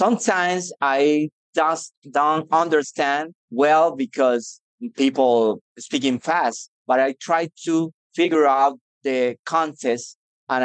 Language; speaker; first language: English; non-native, learner; Spanish